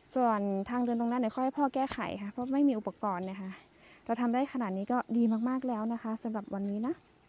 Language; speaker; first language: Thai; non-native, local second language; Karen languages